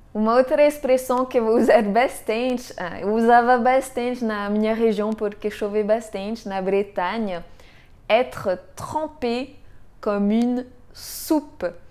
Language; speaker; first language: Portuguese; non-native, fluent; French